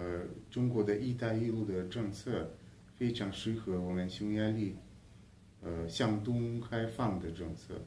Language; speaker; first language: Chinese; non-native, fluent; Hungarian